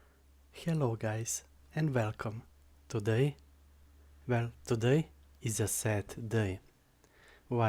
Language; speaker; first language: English; non-native, fluent; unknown